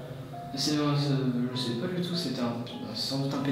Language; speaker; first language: French; native; French